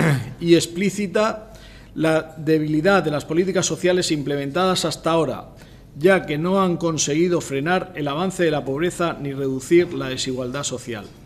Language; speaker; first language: Spanish; native; Spanish